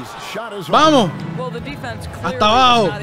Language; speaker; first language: Spanish; native; Spanish